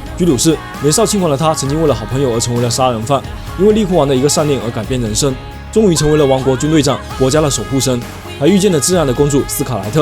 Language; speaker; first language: Chinese; native; Chinese